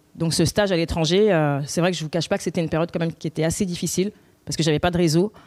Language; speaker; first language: French; native; French